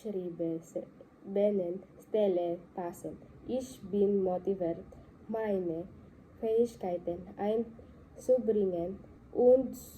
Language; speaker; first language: German; non-native, learner; Filipino